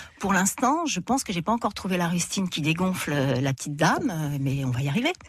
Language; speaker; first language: French; native; French